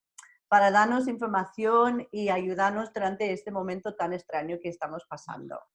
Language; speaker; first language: Spanish; non-native, fluent; English